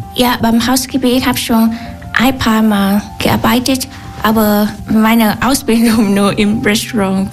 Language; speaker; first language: German; non-native, learner; Vietnamese